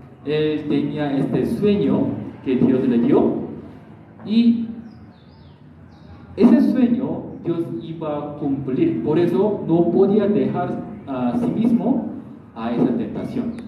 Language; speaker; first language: Spanish; non-native, learner; Korean